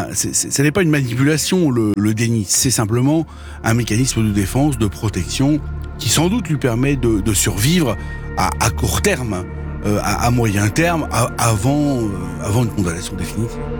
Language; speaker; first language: French; native; French